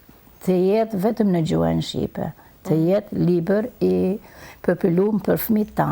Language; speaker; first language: Albanian; native; Albanian